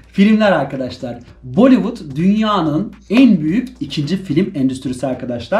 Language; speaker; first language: Turkish; native; Turkish